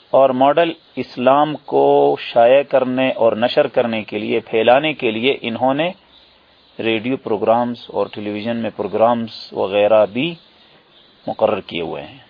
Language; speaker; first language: Urdu; native; Urdu